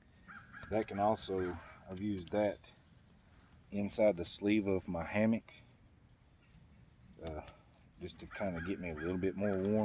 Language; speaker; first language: English; native; English